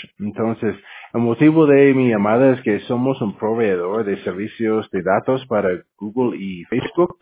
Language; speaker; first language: Spanish; non-native, learner; English